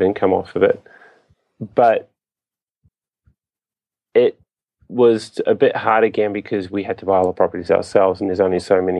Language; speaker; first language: English; native; English